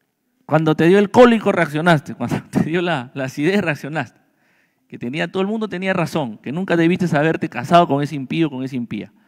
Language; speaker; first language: Spanish; native; Spanish